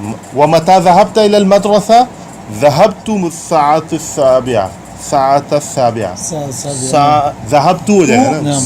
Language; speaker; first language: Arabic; non-native, fluent; Urdu